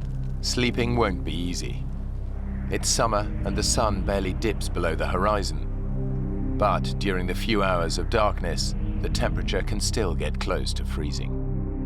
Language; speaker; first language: English; native; English